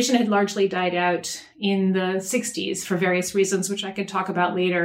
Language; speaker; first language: English; native; English